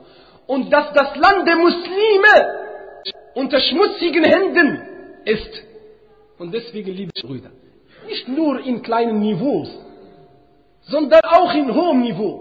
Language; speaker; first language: German; non-native, fluent; Arabic